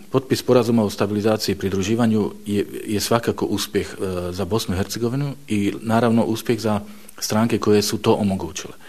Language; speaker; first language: Bosnian; non-native, fluent; Slovak